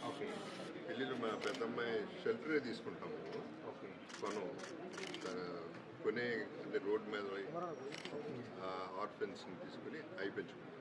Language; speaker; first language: Telugu; native; Telugu